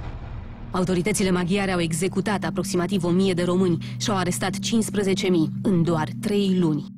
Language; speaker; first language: Romanian; native; Romanian